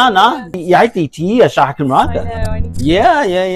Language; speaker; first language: Welsh; non-native, fluent; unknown